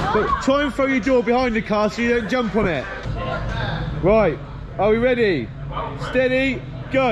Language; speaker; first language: English; native; English